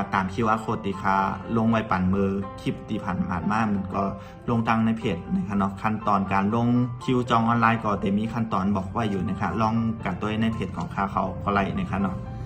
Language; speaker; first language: Thai; non-native, local second language; Shan